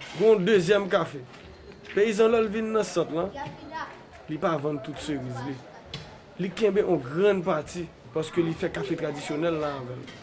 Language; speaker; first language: Haitian Creole; native; Haitian Creole